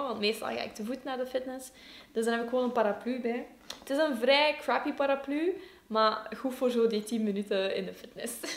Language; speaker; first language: Dutch; native; Dutch